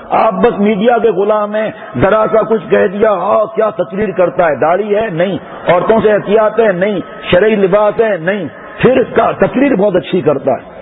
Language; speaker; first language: Urdu; non-native, local second language; Pashto